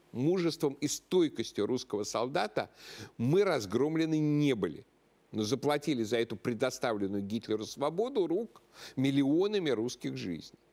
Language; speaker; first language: Russian; native; Russian